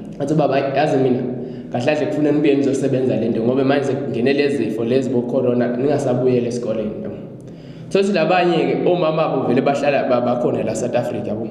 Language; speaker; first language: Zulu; non-native, local second language; Swati